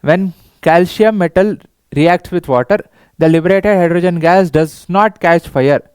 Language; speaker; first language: English; non-native, local second language; Kannada